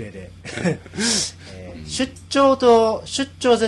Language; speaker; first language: Japanese; native; Japanese